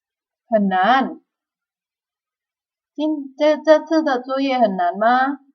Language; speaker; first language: Chinese; non-native, fluent; Indonesian